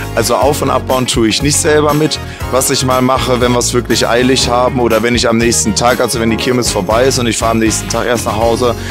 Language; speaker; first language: German; native; German